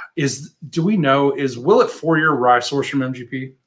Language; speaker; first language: English; native; English